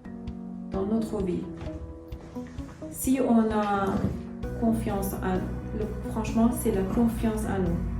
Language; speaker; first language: French; non-native, learner; Persian